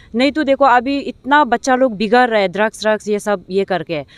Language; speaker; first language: Hindi; non-native, local second language; Nyishi